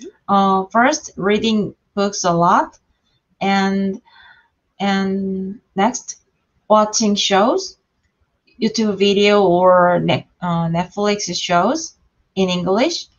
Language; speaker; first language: English; non-native, learner; Korean